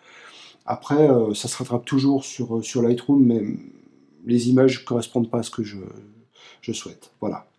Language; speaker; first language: French; native; French